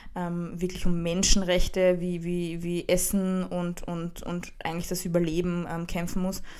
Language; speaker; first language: German; early bilingual, heritage; Czech